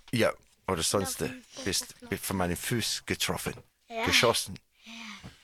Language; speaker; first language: German; non-native, fluent; English